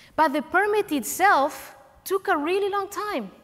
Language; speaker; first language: English; non-native, fluent; Spanish